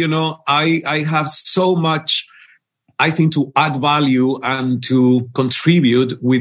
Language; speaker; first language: English; non-native, fluent; Spanish